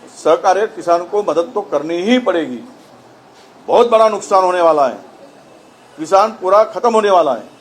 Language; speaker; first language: Hindi; non-native, local second language; Marathi